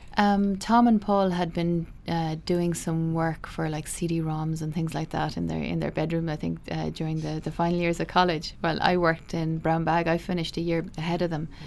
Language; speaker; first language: English; native; English